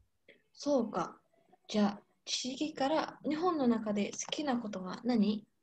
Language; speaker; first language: Japanese; non-native, learner; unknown